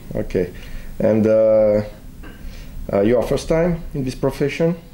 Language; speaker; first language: English; non-native, fluent; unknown